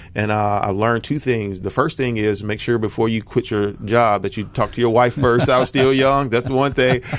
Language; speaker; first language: English; native; English